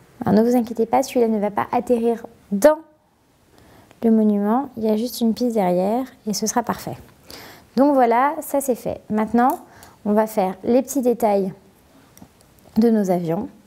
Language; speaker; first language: French; native; French